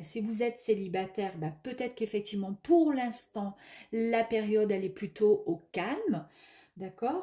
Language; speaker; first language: French; native; French